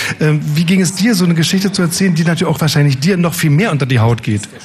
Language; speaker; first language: German; native; German